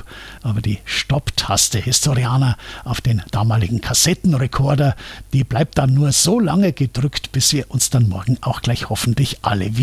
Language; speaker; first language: German; native; German